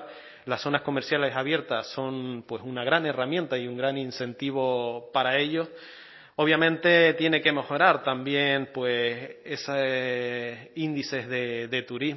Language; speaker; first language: Spanish; native; Spanish